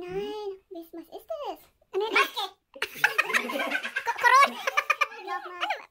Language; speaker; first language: German; non-native, learner; Filipino